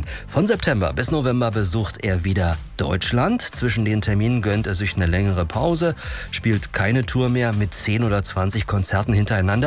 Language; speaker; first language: German; native; German